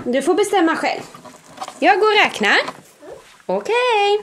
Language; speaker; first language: Swedish; native; Swedish